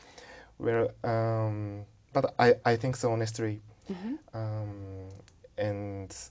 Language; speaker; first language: English; non-native, learner; Japanese